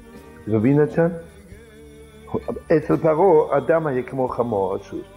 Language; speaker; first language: Hebrew; non-native, fluent; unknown